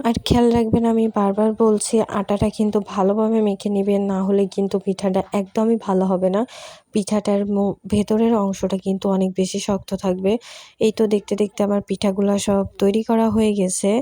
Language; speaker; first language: Bangla; native; Bangla